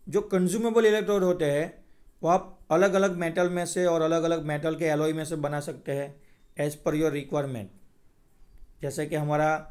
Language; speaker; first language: Hindi; non-native, local second language; Gujarati